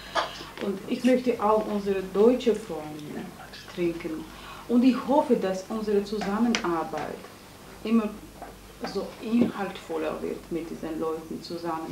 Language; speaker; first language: German; non-native, fluent; Georgian